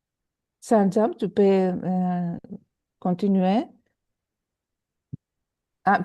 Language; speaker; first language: French; non-native, fluent; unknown